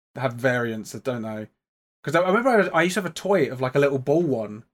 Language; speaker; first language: English; native; English